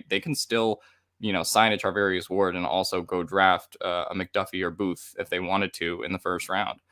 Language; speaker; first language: English; native; English